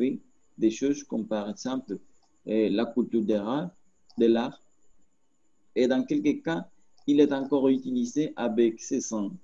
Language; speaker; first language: French; non-native, learner; Spanish